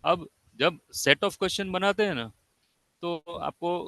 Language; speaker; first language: Hindi; non-native, local second language; Gujarati